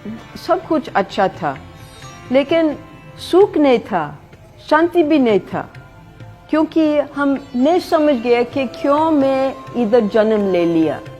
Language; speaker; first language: Hindi; non-native, fluent; English